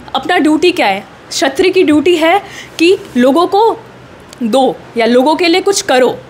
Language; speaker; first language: Hindi; native; Hindi